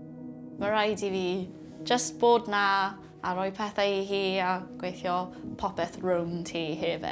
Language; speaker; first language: Welsh; non-native, local second language; English